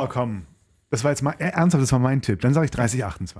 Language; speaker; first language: German; native; German